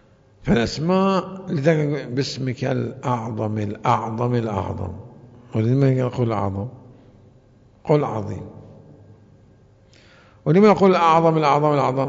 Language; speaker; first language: Arabic; native; Arabic